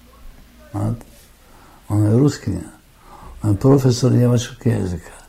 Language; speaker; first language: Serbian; non-native, fluent; German